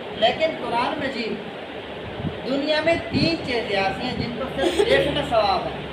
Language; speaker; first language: Urdu; native; Urdu